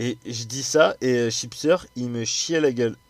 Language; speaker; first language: French; native; French